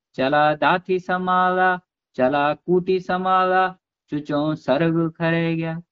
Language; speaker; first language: Hindi; non-native, local second language; Garhwali